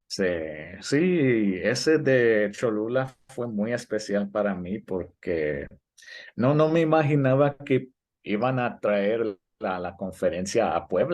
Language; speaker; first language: Spanish; early bilingual, heritage; Spanish